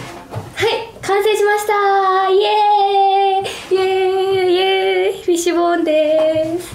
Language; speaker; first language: Japanese; native; Japanese